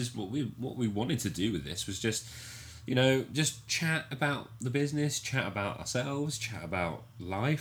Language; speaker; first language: English; native; English